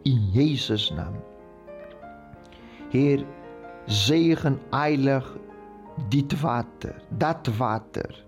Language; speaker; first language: Dutch; non-native, local second language; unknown